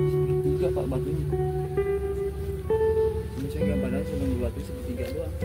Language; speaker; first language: Indonesian; native; Indonesian